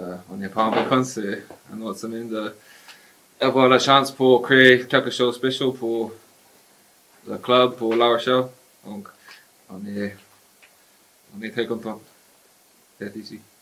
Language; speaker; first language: French; non-native, learner; English